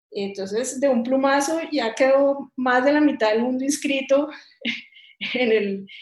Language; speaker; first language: Spanish; native; Spanish